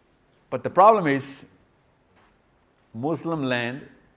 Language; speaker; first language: English; non-native, local second language; Urdu